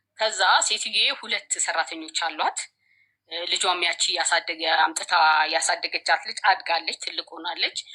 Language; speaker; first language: Amharic; native; Amharic